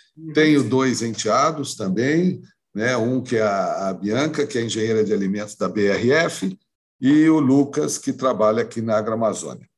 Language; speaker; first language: Portuguese; native; Portuguese